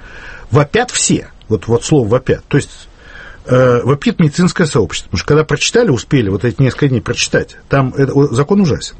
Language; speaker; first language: Russian; native; Russian